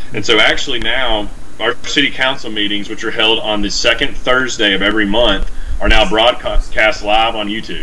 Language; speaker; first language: English; native; English